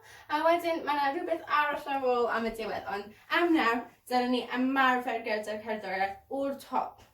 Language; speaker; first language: Welsh; non-native, local second language; English